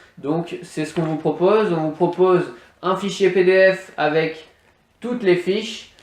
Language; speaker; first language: French; native; French